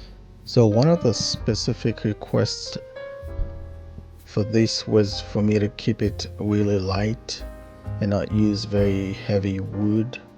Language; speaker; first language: English; native; English